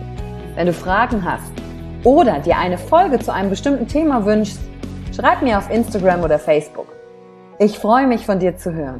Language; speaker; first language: German; native; German